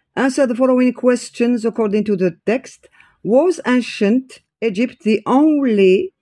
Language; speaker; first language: English; non-native, fluent; Arabic